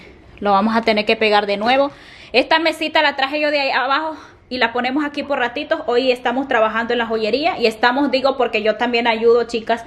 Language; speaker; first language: Spanish; native; Spanish